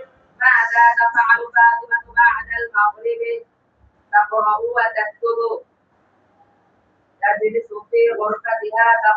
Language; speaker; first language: Arabic; non-native, learner; Bangla